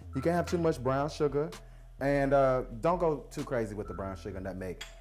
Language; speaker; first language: English; native; English